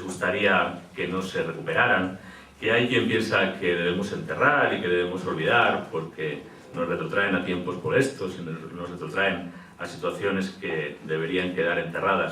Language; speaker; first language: Spanish; native; Spanish